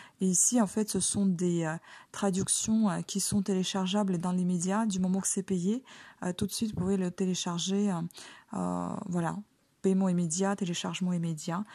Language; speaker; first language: French; non-native, fluent; Ukrainian